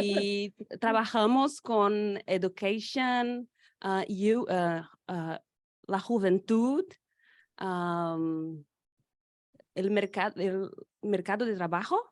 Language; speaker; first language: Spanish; non-native, learner; Portuguese